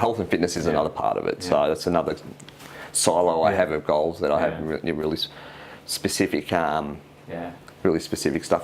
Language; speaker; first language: English; native; English